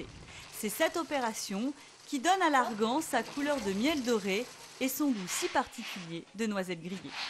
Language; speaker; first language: French; native; French